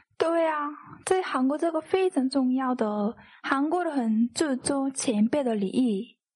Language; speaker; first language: Chinese; non-native, fluent; Korean